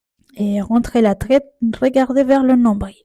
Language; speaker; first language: French; native; French